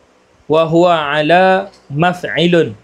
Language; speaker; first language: Arabic; non-native, fluent; Malay